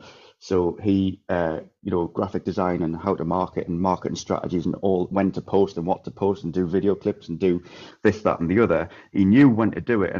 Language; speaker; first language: English; native; English